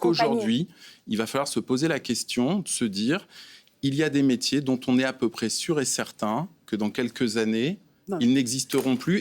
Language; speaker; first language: French; native; French